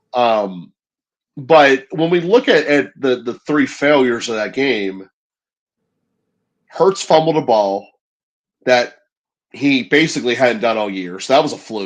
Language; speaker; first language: English; native; English